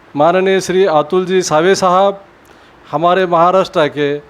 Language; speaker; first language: Hindi; non-native, local second language; Urdu